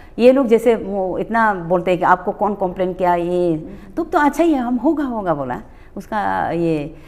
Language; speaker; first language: Hindi; non-native, local second language; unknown